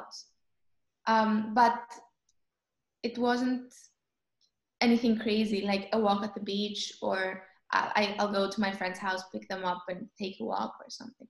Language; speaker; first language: English; non-native, fluent; Greek